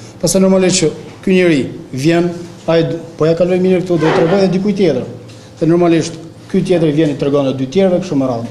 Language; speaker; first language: Albanian; native; Albanian